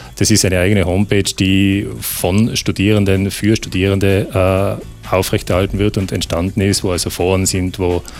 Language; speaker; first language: German; native; German